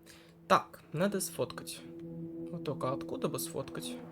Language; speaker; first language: Russian; native; Russian